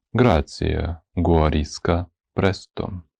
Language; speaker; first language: Italian; non-native, fluent; Ukrainian